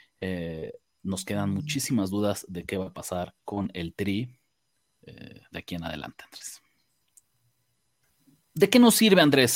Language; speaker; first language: Spanish; native; Spanish